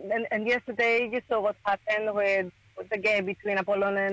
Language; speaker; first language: English; non-native, fluent; Greek